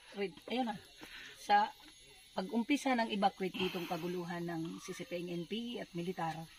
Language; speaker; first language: Filipino; non-native, local second language; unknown